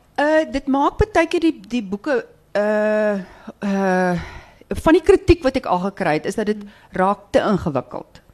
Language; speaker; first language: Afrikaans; native; Afrikaans